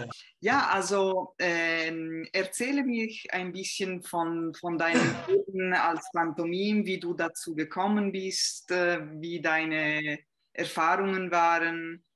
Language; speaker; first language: German; non-native, fluent; Italian